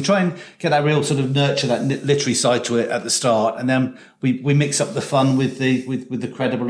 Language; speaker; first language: English; native; English